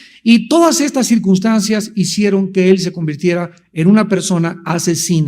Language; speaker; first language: Spanish; native; Spanish